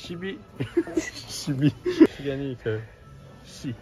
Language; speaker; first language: Korean; non-native, learner; French